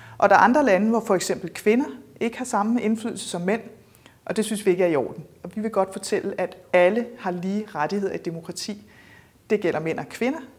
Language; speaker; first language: Danish; native; Danish